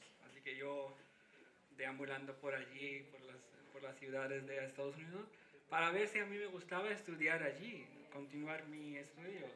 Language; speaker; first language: Spanish; non-native, fluent; Hindi